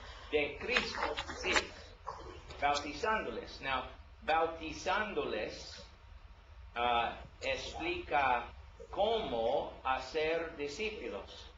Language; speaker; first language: Spanish; non-native, learner; English